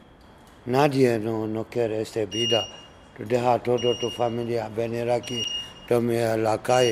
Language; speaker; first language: Spanish; non-native, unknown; Arabic